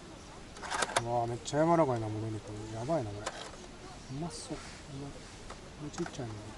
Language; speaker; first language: Japanese; native; Japanese